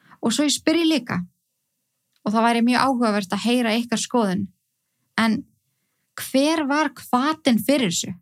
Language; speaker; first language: Icelandic; native; Icelandic